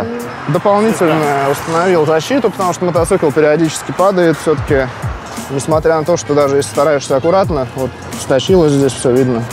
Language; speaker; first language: Russian; native; Russian